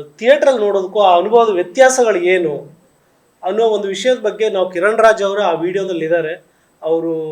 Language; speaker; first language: Kannada; native; Kannada